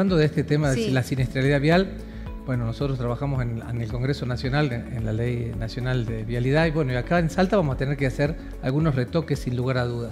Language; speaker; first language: Spanish; native; Spanish